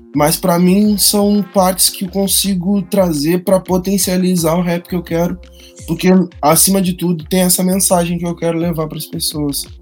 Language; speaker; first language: Portuguese; native; Portuguese